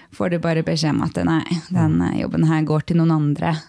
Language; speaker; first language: Norwegian; native; Norwegian